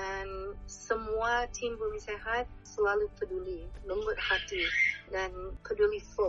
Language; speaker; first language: Indonesian; non-native, fluent; English